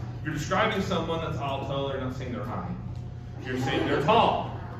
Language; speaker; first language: English; native; English